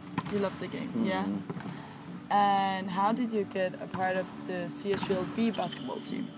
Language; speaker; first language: English; non-native, fluent; Danish